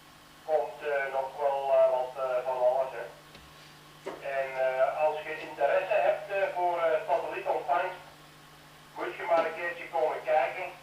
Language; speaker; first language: Dutch; native; Dutch